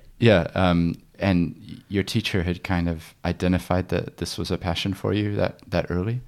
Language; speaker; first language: English; native; English